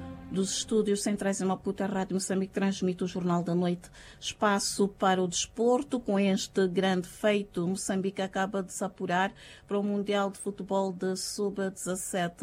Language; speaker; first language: Portuguese; native; Portuguese